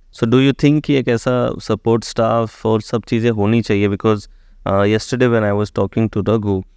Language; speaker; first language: Hindi; native; Hindi